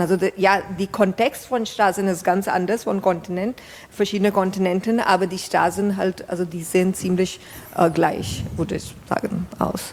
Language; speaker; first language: German; non-native, fluent; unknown